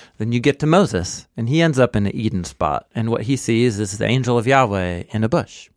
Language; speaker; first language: English; native; English